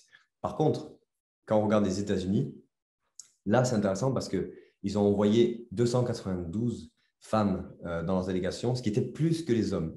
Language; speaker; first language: French; native; French